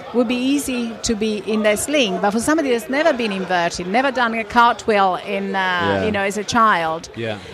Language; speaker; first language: English; non-native, fluent; Italian